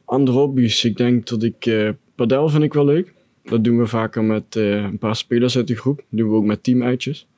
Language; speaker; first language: Dutch; native; Dutch